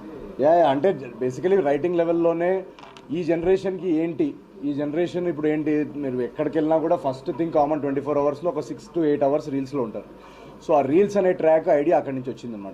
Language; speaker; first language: Telugu; native; Telugu